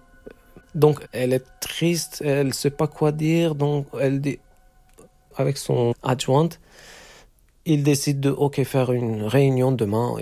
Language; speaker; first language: French; non-native, fluent; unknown